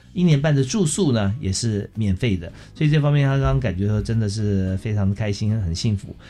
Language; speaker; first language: Chinese; native; Chinese